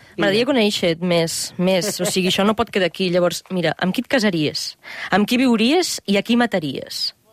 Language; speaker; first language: Catalan; native; Catalan